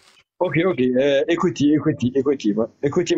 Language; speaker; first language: French; non-native, learner; Arabic